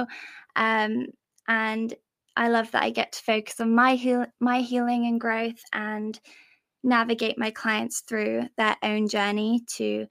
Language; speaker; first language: English; native; English